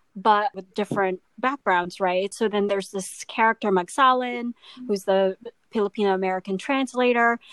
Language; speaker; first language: English; non-native, local second language; Filipino